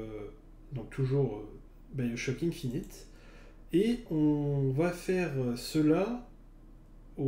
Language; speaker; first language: French; native; French